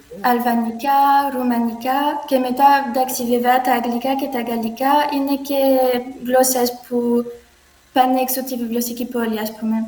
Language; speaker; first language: Greek; non-native, learner; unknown